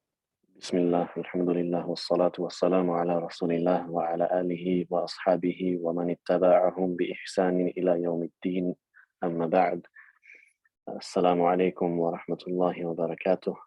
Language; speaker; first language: Arabic; non-native, fluent; English